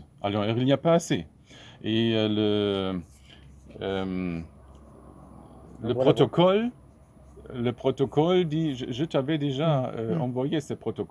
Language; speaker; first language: French; non-native, fluent; German